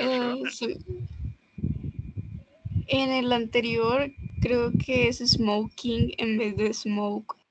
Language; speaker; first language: Spanish; native; Spanish